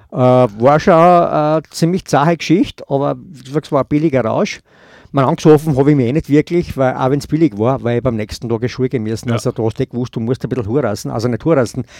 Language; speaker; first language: German; native; German